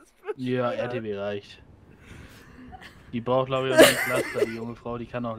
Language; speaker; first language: German; native; German